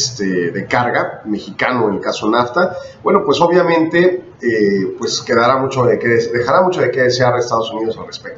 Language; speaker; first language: Spanish; native; Spanish